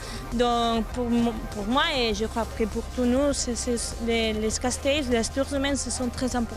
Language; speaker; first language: French; non-native, learner; Catalan